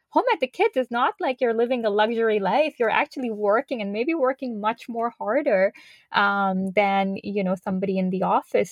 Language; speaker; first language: English; non-native, local second language; Urdu